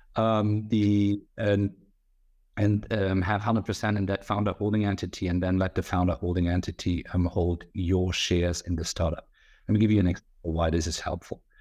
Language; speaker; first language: English; non-native, fluent; German